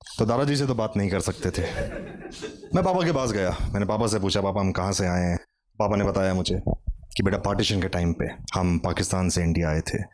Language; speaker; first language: Hindi; native; Hindi